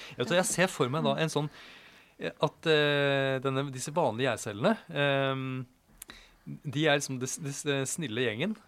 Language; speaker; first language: Norwegian; native; Norwegian